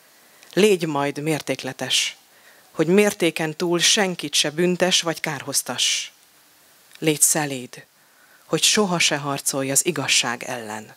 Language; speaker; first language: Hungarian; native; Hungarian